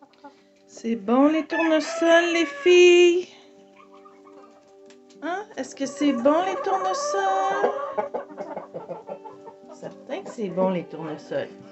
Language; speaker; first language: French; native; French